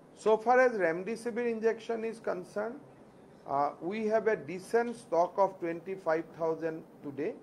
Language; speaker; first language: English; non-native, local second language; Assamese